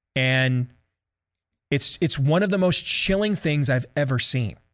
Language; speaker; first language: English; native; English